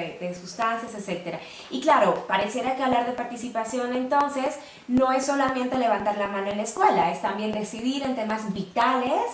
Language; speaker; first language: Spanish; native; Spanish